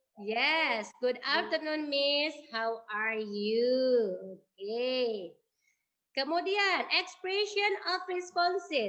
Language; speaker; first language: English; non-native, learner; Indonesian